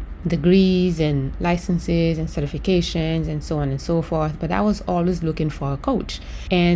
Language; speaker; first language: English; non-native, fluent; Haitian Creole